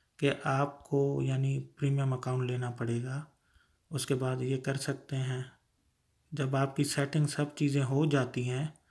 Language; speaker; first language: Urdu; non-native, local second language; Sindhi